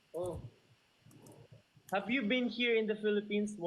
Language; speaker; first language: English; non-native, local second language; Filipino